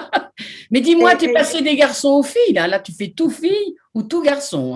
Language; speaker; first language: French; native; French